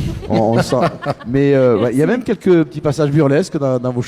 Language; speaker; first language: French; native; French